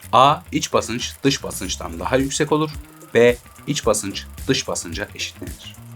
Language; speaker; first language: Turkish; native; Turkish